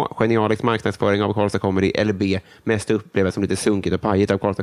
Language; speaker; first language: Swedish; native; Swedish